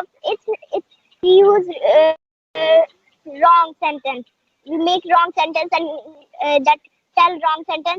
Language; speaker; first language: English; non-native, learner; Hindi